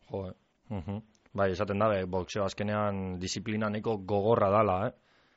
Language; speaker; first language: Basque; native; Basque